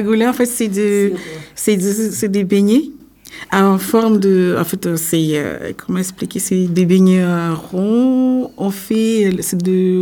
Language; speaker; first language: French; non-native, local second language; Comorian